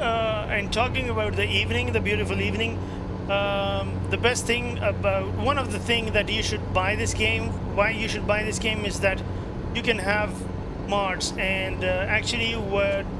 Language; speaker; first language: English; non-native, local second language; Pashto